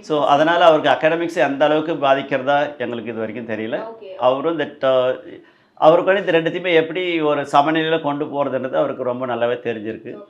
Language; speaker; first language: Tamil; native; Tamil